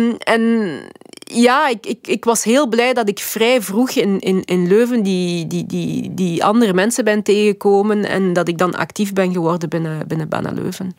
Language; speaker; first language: Dutch; early bilingual, other home language; Lingala